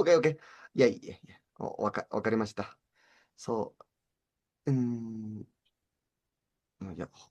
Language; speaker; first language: Japanese; non-native, learner; Spanish